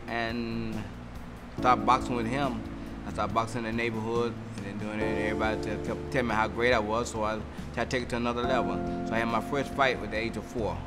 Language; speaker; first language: English; native; English